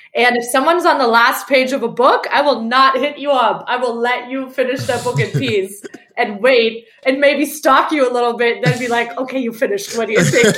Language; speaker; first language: English; non-native, fluent; German